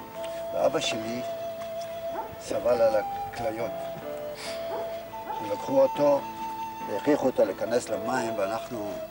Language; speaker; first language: Hebrew; non-native, fluent; Yiddish